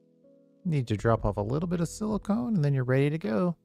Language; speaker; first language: English; native; English